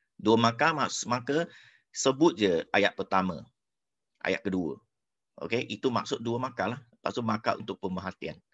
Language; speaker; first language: Malay; non-native, local second language; Chinese